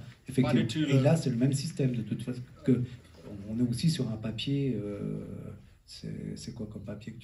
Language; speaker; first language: French; native; French